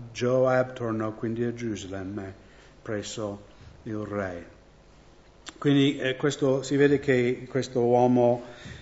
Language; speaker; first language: Italian; non-native, fluent; English